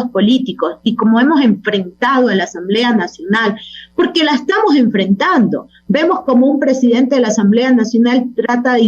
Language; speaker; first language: Spanish; native; Spanish